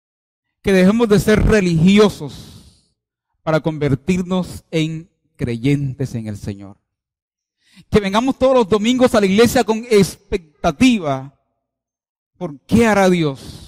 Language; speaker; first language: Spanish; native; Spanish